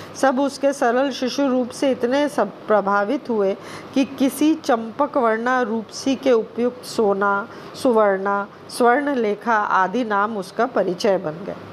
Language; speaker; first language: Hindi; non-native, local second language; Bangla